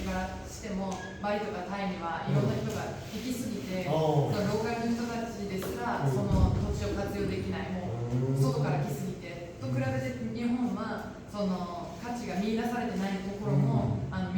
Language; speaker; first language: Japanese; native; Japanese